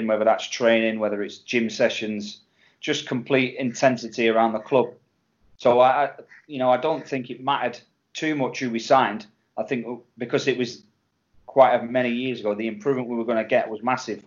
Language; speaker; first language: English; native; English